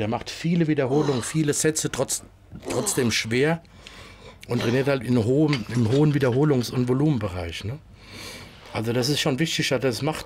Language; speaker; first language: German; native; German